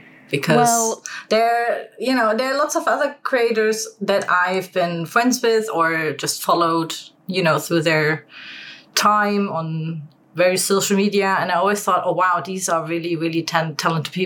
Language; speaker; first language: English; non-native, fluent; German